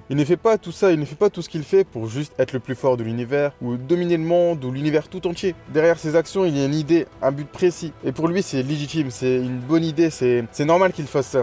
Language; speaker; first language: French; native; French